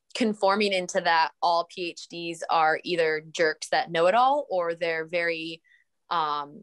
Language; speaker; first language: English; native; English